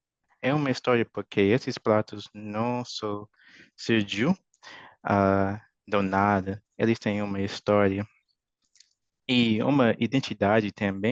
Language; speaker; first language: Portuguese; non-native, fluent; English